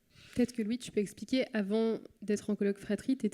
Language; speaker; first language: French; native; French